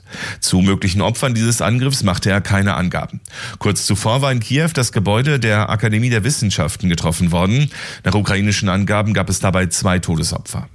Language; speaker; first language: German; native; German